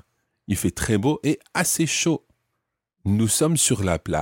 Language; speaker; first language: French; non-native, fluent; English